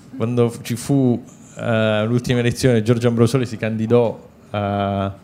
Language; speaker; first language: Italian; native; Italian